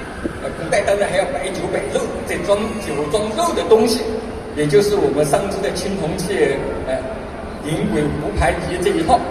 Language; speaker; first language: Chinese; native; Chinese